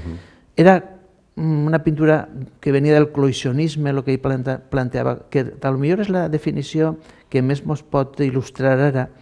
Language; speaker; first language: Catalan; native; Catalan